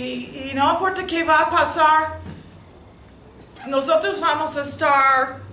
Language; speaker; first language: Spanish; non-native, learner; English